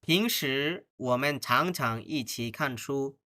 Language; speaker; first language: Chinese; non-native, fluent; Bangla